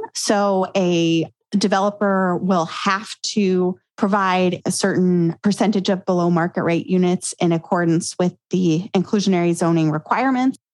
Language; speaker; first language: English; native; English